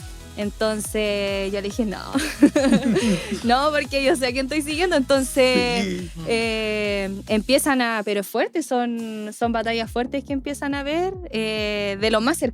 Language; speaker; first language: Spanish; native; Spanish